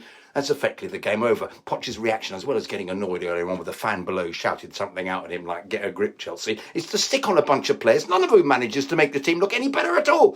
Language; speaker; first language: English; native; English